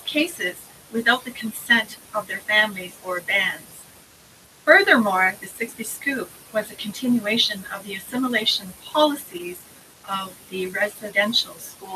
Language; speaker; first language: English; native; English